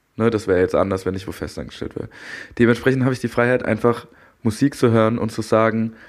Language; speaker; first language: German; native; German